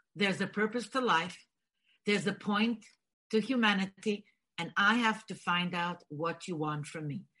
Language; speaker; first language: English; non-native, fluent; Bulgarian